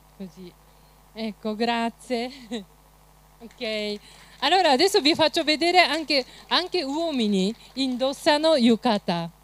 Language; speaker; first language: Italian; non-native, fluent; Japanese